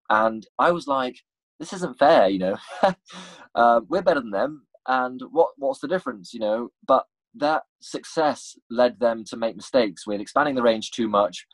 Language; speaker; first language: English; native; English